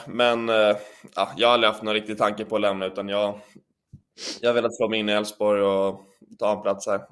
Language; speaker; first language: Swedish; native; Swedish